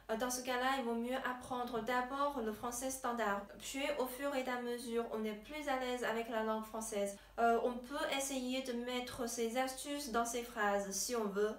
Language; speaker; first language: French; non-native, fluent; Chinese